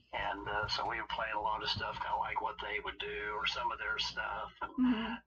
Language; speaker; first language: English; native; English